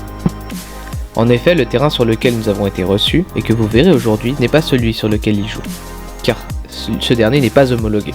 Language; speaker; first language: French; native; French